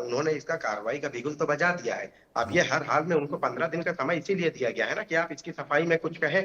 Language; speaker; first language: Hindi; native; Hindi